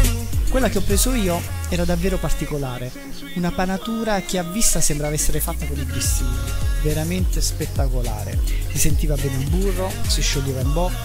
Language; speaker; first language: Italian; native; Italian